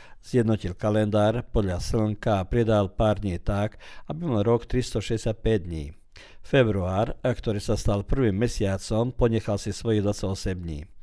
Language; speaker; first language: Slovak; early bilingual, heritage; Slovak